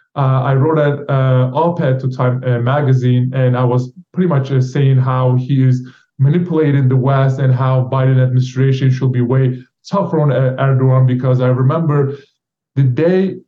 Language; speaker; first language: English; non-native, fluent; Turkish